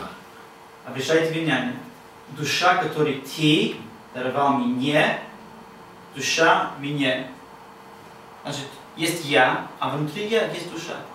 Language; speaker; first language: Russian; non-native, learner; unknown